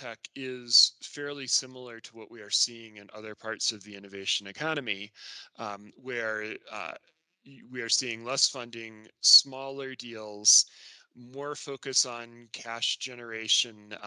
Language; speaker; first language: English; native; English